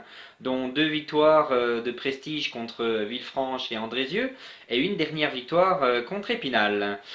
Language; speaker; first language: French; native; French